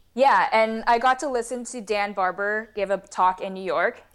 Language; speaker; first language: English; non-native, fluent; Chinese